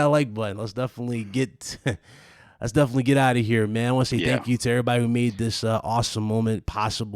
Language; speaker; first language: English; native; English